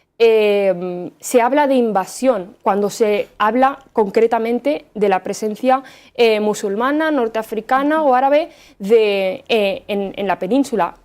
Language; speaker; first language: Spanish; early bilingual, other home language; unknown